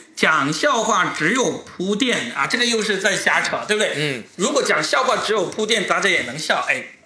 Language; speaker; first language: Chinese; native; Chinese